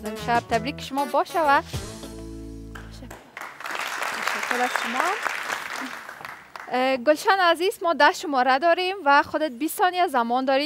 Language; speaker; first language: Persian; native; Persian